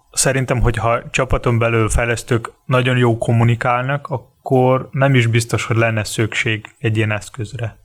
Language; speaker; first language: Hungarian; non-native, fluent; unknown